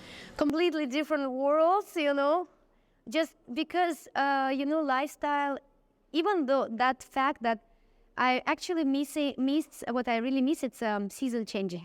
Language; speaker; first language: English; non-native, fluent; Russian